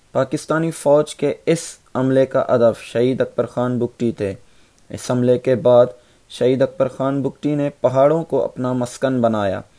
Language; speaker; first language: Urdu; non-native, local second language; Baluchi